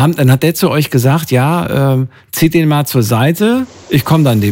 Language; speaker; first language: German; native; German